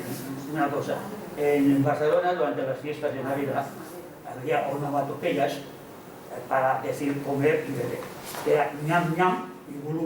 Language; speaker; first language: Spanish; non-native, local second language; Catalan